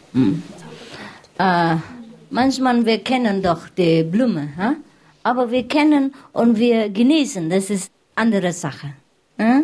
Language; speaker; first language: German; non-native, learner; Vietnamese